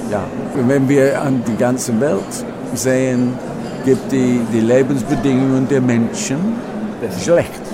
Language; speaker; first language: German; non-native, fluent; English